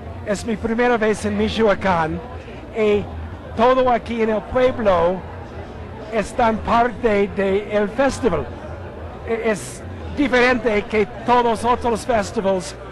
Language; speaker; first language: Spanish; non-native, learner; English